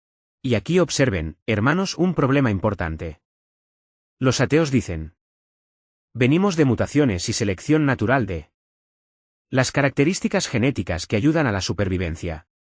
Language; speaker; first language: Spanish; non-native, fluent; Arabic